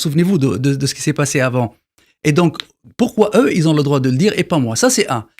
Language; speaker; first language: French; non-native, local second language; Arabic